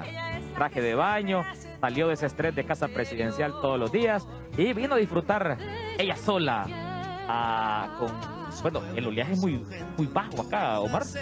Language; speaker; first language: Spanish; native; Spanish